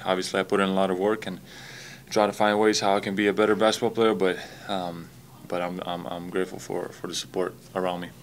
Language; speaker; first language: English; non-native, fluent; Latvian